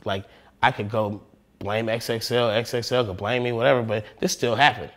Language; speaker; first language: English; native; English